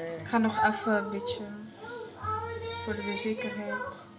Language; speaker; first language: Dutch; early bilingual, other home language; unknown